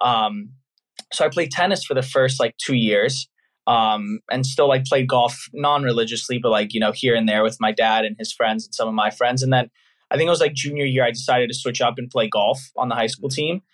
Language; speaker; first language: English; native; English